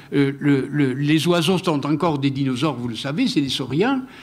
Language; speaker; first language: French; non-native, local second language; Occitan